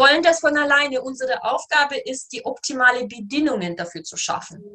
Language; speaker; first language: German; native; German